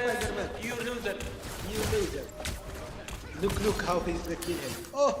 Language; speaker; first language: English; non-native, learner; Hindi